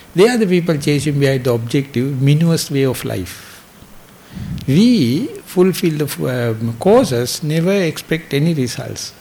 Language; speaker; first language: English; non-native, local second language; Sinhala